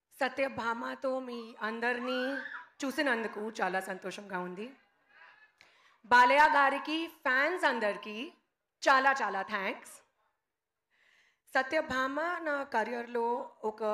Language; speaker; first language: Telugu; non-native, learner; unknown